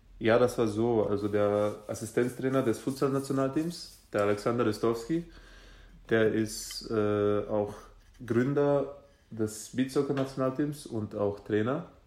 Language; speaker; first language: German; native; German